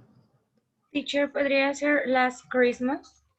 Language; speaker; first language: Spanish; native; Spanish